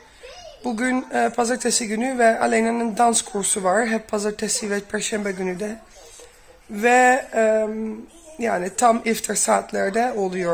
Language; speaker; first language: Turkish; early bilingual, heritage; Turkish